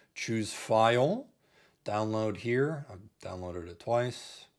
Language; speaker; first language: English; native; English